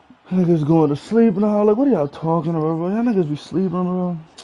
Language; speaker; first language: English; early bilingual, other home language; Spanish